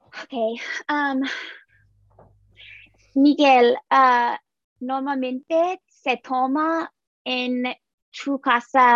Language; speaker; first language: Spanish; non-native, learner; English